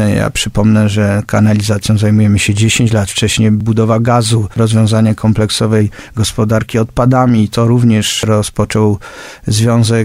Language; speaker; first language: Polish; native; Polish